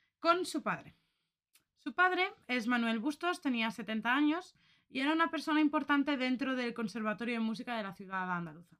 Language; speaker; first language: Spanish; native; Spanish